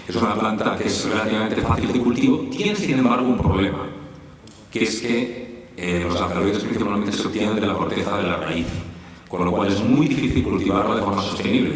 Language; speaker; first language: Spanish; native; Spanish